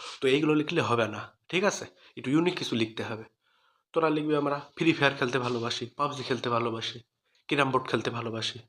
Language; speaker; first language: Bangla; native; Bangla